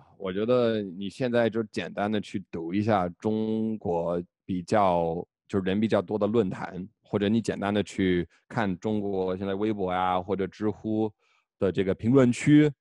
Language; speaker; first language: Chinese; non-native, fluent; English